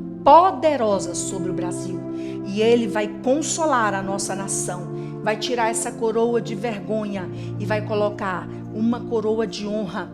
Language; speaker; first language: Portuguese; native; Portuguese